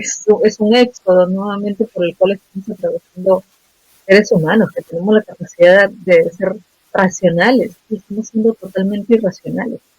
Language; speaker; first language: Spanish; native; Spanish